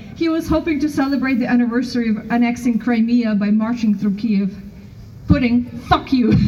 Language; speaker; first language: English; non-native, fluent; Ukrainian